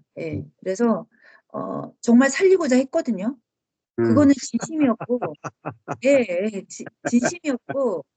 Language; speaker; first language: Korean; native; Korean